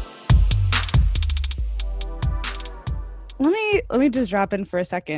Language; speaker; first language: English; native; English